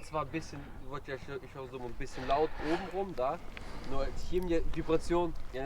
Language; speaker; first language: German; early bilingual, heritage; Russian